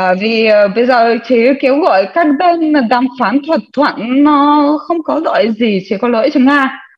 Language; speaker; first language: Vietnamese; non-native, fluent; Ukrainian